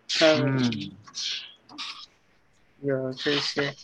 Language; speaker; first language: Chinese; early bilingual, heritage; Chinese